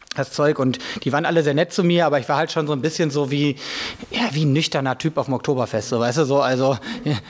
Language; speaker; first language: German; native; German